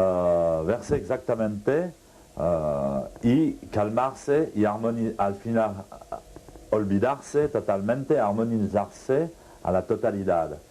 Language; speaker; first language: Spanish; non-native, fluent; French